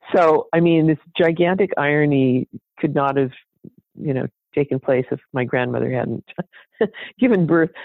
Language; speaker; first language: English; native; English